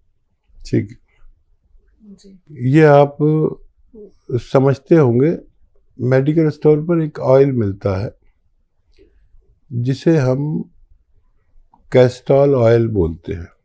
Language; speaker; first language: Hindi; native; Hindi